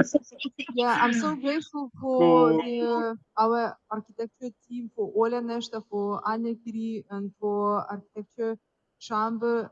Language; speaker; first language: English; non-native, fluent; Ukrainian